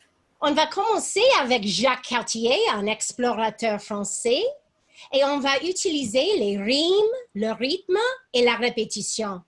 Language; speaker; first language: French; non-native, fluent; English